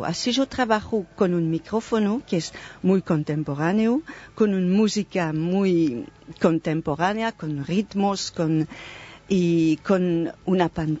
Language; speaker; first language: Spanish; non-native, fluent; French